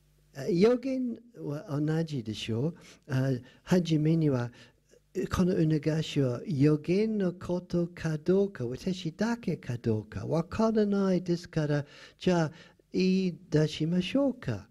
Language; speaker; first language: Japanese; non-native, fluent; English